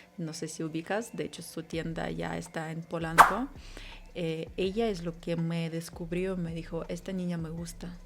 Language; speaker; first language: Spanish; non-native, fluent; Ukrainian